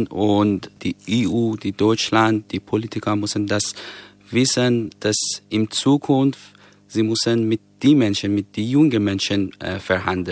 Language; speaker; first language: German; non-native, fluent; Persian